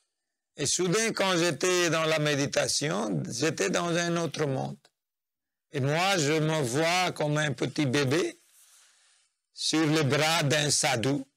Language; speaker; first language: French; non-native, fluent; Nepali